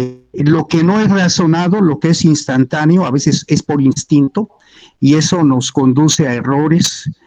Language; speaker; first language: Spanish; native; Spanish